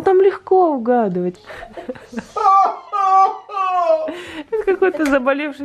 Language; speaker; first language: Russian; native; Russian